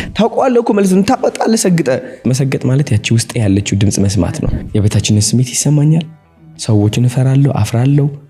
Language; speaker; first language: Amharic; non-native, local second language; Tigrinya